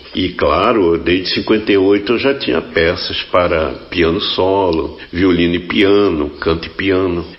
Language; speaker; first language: Portuguese; native; Portuguese